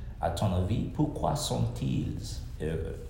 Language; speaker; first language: French; non-native, learner; English